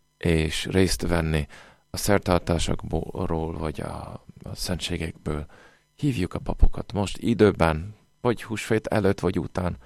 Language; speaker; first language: Hungarian; non-native, fluent; English